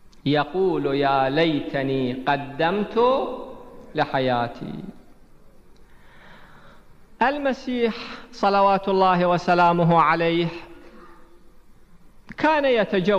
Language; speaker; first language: Arabic; native; Arabic